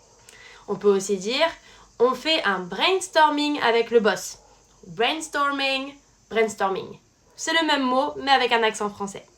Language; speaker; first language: French; native; French